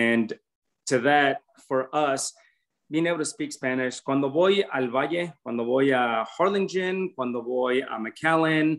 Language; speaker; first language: Spanish; early bilingual, other home language; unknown